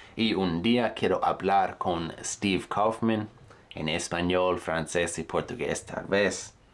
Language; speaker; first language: Spanish; non-native, fluent; English